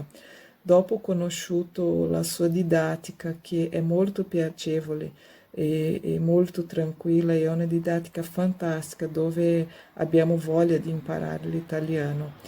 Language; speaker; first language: Italian; non-native, learner; Portuguese